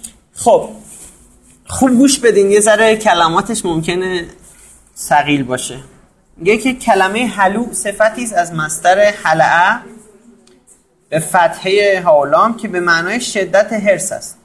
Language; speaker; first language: Persian; native; Persian